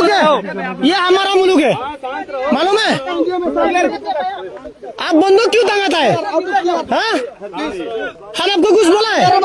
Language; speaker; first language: Hindi; non-native, local second language; Bangla